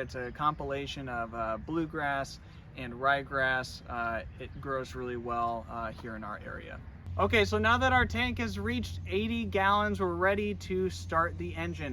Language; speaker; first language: English; native; English